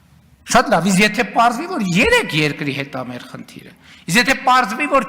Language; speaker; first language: Armenian; native; Armenian